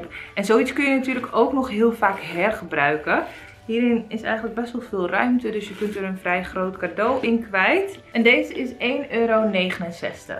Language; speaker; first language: Dutch; native; Dutch